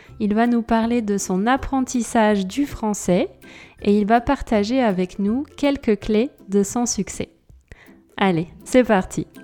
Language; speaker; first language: French; native; French